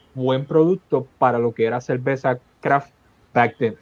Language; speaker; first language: Spanish; native; Spanish